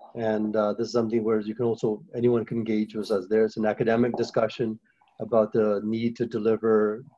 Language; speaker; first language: English; early bilingual, other home language; Hindi